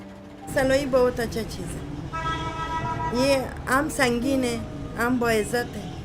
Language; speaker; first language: Hindi; non-native, learner; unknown